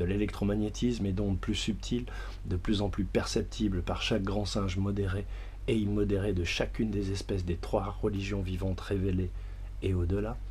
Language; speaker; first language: French; native; French